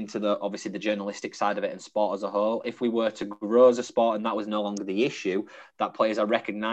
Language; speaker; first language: English; native; English